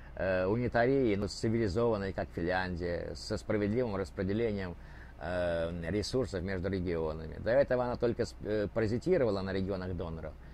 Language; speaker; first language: Russian; native; Russian